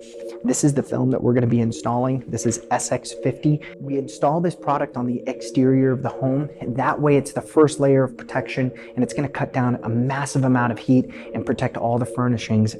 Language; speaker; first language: English; native; English